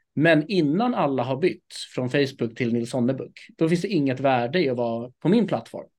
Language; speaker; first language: Swedish; native; Swedish